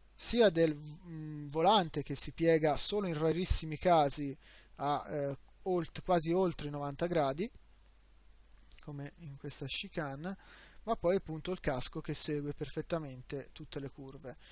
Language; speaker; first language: Italian; native; Italian